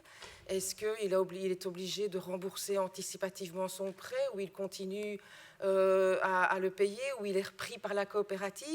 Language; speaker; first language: French; native; French